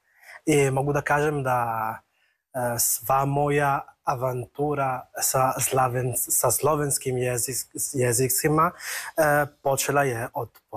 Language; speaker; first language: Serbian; non-native, learner; Italian